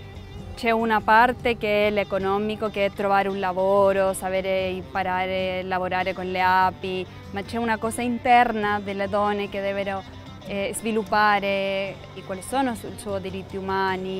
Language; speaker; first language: Italian; non-native, fluent; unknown